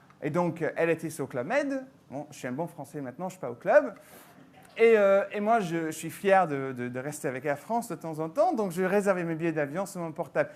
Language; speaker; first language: French; non-native, fluent; English